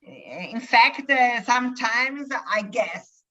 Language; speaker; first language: English; non-native, learner; Italian